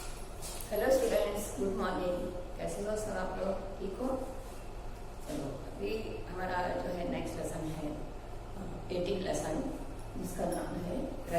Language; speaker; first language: Hindi; non-native, local second language; Gujarati